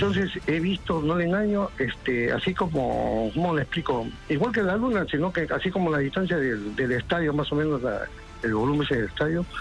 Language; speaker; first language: Spanish; native; Spanish